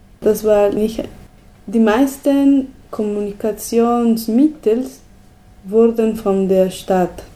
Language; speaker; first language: German; non-native, learner; Spanish